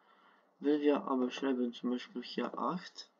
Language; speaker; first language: German; non-native, fluent; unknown